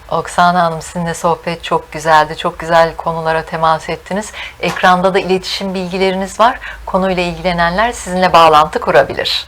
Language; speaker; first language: Turkish; native; Turkish